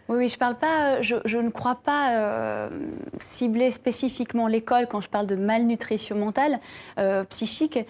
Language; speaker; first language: French; native; French